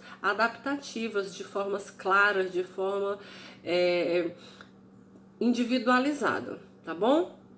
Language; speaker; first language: Portuguese; native; Portuguese